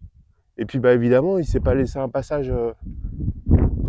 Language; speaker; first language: French; native; French